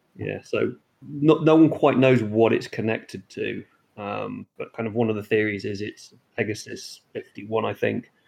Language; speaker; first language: English; native; English